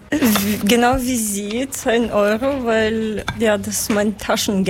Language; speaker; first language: German; non-native, learner; Ukrainian